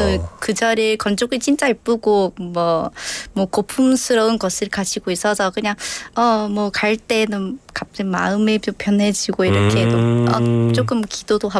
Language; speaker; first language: Korean; non-native, learner; Vietnamese